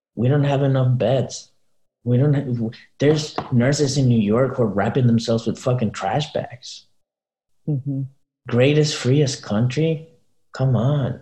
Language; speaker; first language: English; early bilingual, other home language; Spanish